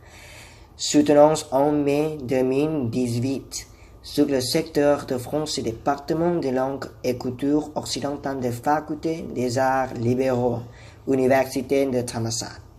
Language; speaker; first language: French; non-native, learner; Thai